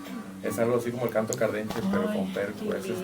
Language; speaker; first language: Spanish; native; Spanish